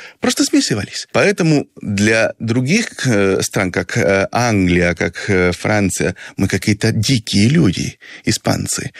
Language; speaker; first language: Russian; non-native, fluent; Spanish